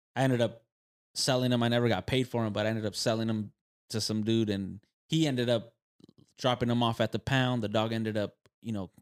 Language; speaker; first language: English; native; English